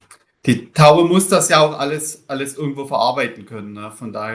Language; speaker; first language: German; native; German